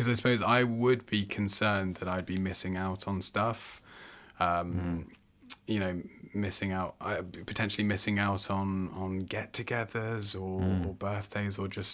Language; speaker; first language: English; native; English